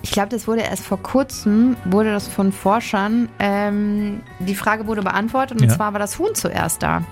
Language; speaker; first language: German; native; German